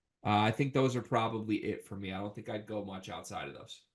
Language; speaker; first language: English; native; English